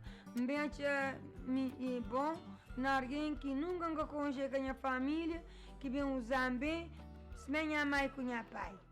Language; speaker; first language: Portuguese; non-native, learner; Kabuverdianu